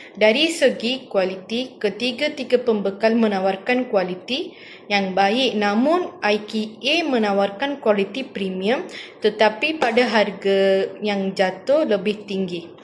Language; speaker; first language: Malay; non-native, local second language; Tamil